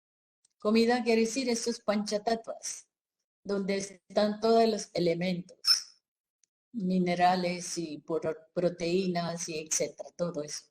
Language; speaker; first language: Spanish; non-native, fluent; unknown